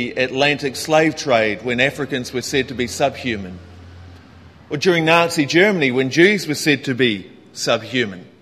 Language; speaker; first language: English; native; English